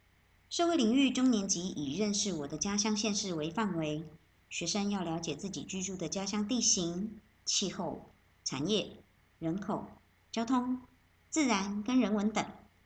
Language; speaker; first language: Chinese; native; Chinese